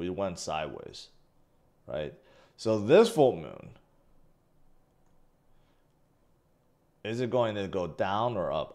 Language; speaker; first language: English; native; English